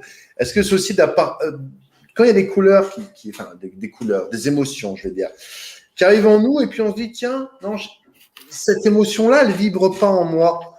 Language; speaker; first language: French; native; French